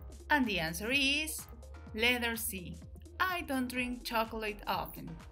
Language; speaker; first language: English; non-native, fluent; Spanish